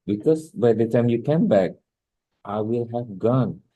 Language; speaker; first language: English; non-native, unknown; Indonesian